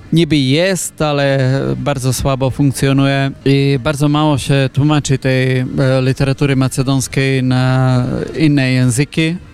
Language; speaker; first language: Polish; non-native, fluent; Macedonian